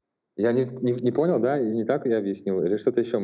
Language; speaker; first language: Russian; native; Russian